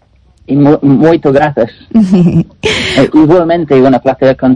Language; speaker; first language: Spanish; non-native, learner; English